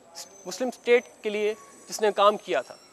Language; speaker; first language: Urdu; native; Urdu